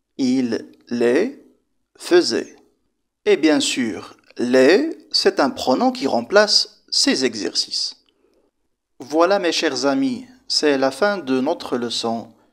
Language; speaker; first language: French; non-native, local second language; Arabic